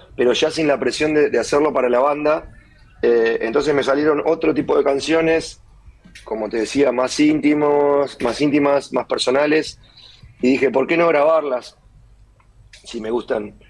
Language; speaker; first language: Spanish; native; Spanish